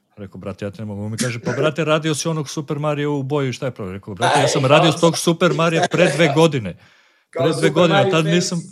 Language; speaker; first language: Serbian; native; Serbian